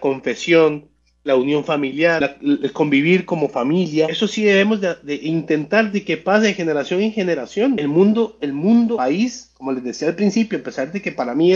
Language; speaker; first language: Spanish; native; Spanish